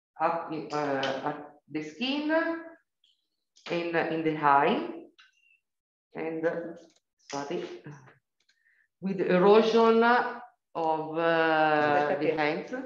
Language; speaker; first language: English; non-native, learner; Italian